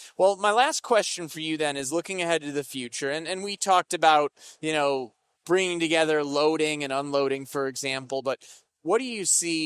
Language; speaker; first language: English; native; English